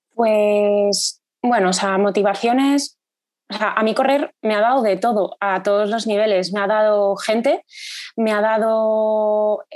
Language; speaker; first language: Spanish; native; Spanish